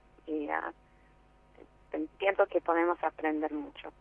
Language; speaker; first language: Spanish; non-native, fluent; English